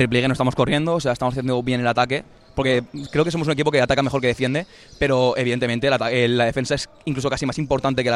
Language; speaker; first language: Spanish; native; Spanish